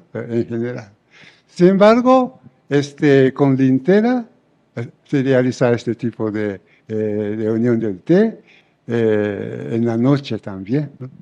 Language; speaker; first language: Spanish; non-native, fluent; Japanese